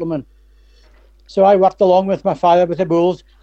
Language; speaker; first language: English; native; English